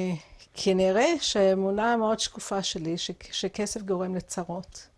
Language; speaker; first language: Hebrew; non-native, fluent; English